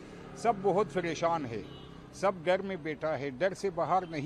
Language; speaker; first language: Hindi; non-native, fluent; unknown